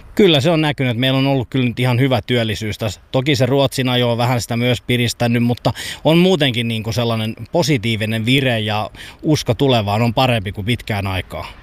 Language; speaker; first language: Finnish; native; Finnish